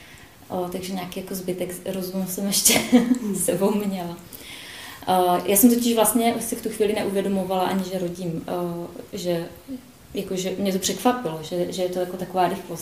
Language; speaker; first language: Czech; native; Czech